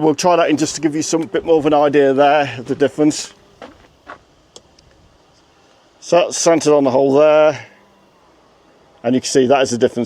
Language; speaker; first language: English; native; English